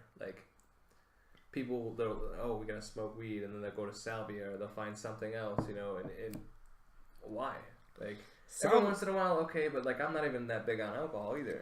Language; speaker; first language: English; native; English